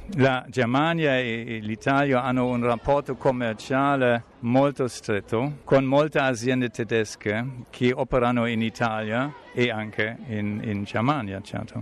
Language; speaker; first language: Italian; non-native, fluent; German